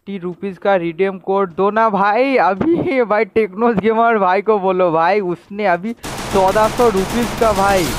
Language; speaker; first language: Hindi; non-native, local second language; Bangla